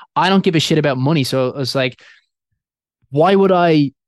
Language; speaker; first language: English; native; English